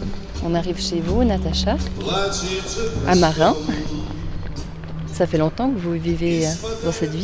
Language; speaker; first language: French; native; French